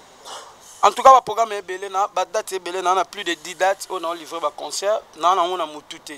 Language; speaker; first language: French; non-native, local second language; Lingala